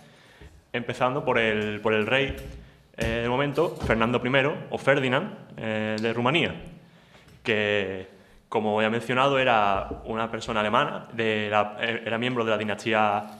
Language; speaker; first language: Spanish; native; Spanish